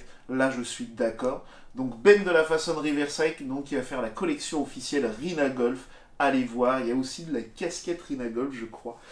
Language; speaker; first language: French; native; French